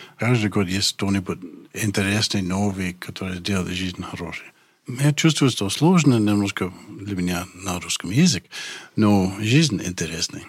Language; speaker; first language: Russian; non-native, fluent; English